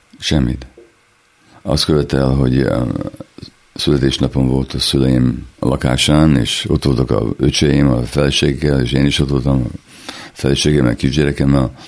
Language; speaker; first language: Hungarian; native; Hungarian